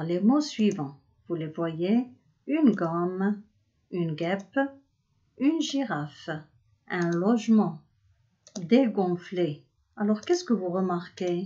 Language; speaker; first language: French; non-native, local second language; Arabic